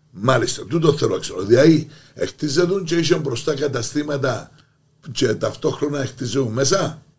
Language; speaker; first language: Greek; native; Greek